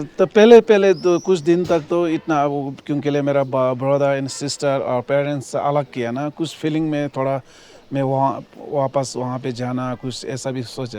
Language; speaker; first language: Hindi; non-native, local second language; Ladakhi